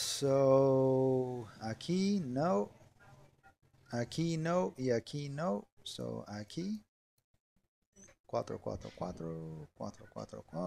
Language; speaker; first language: Spanish; non-native, learner; English